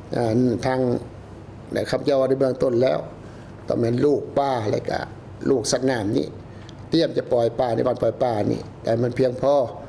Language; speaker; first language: Lao; native; Lao